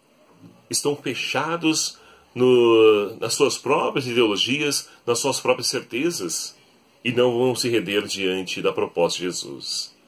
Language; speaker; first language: Portuguese; native; Portuguese